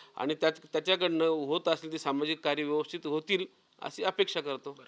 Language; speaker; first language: Marathi; native; Marathi